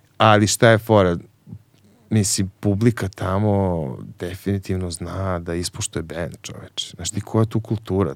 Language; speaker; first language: Serbian; native; Serbian